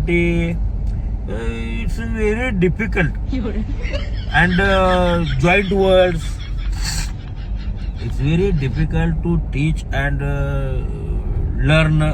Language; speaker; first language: English; non-native, learner; Marathi